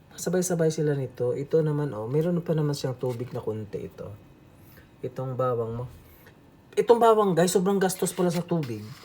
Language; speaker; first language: Filipino; non-native, local second language; Aklanon